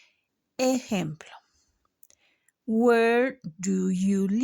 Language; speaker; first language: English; non-native, fluent; Spanish